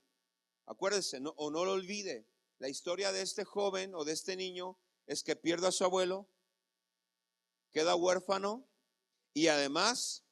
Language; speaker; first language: Spanish; native; Spanish